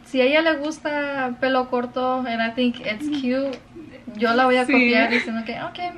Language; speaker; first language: Spanish; early bilingual, other home language; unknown